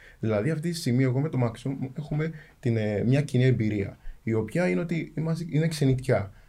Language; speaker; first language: Greek; early bilingual, other home language; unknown